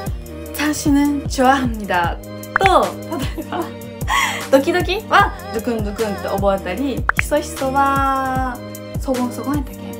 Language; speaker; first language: Japanese; native; Japanese